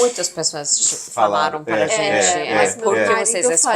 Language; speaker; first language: Portuguese; non-native, learner; Persian